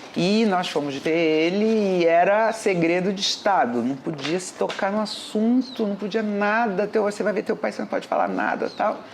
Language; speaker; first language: Portuguese; native; Portuguese